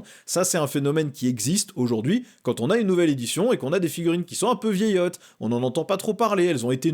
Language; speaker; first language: French; native; French